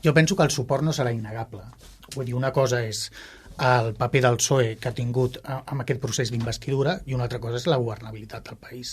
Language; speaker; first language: Catalan; native; Catalan